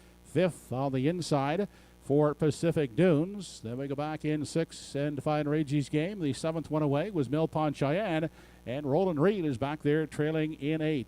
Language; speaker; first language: English; native; English